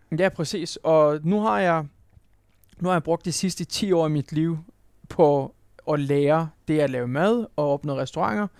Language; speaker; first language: Danish; non-native, fluent; Turkish